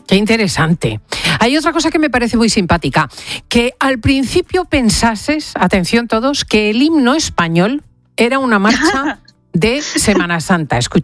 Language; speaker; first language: Spanish; native; Spanish